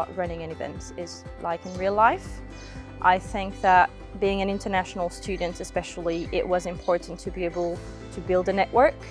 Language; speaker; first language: English; non-native, fluent; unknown